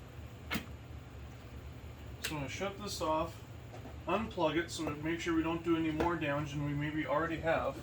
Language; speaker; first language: English; native; English